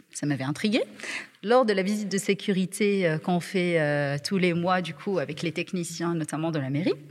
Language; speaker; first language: French; non-native, local second language; Arabic